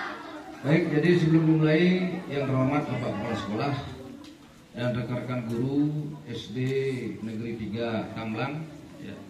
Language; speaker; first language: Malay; non-native, local second language; Balinese